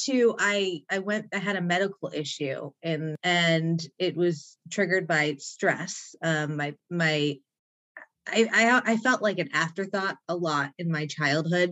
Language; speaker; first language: English; native; English